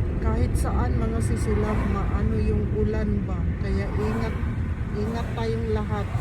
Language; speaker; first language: Filipino; non-native, local second language; Cebuano